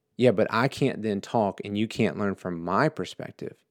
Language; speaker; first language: English; native; English